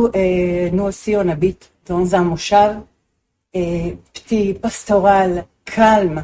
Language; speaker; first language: French; non-native, learner; Hebrew